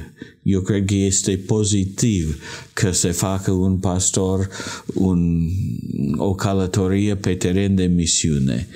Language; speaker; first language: Romanian; non-native, learner; English